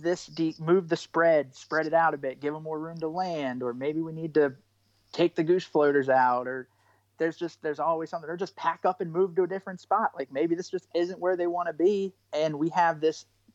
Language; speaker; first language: English; native; English